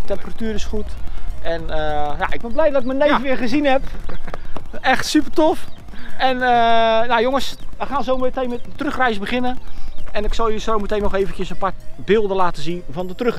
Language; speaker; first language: Dutch; native; Dutch